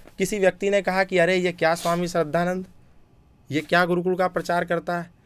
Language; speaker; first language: Hindi; native; Hindi